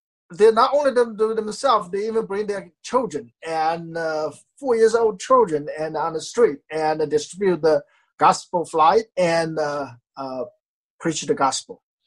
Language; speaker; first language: English; non-native, fluent; Chinese